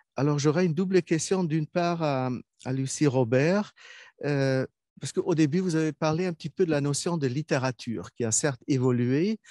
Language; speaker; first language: French; non-native, fluent; German